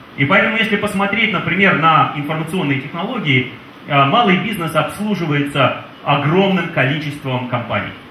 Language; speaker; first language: Russian; native; Russian